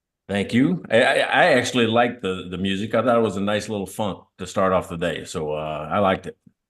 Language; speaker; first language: English; native; English